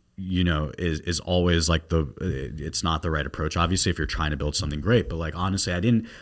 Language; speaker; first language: English; native; English